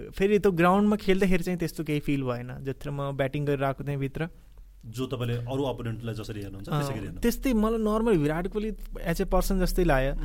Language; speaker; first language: Nepali; early bilingual, heritage; Nepali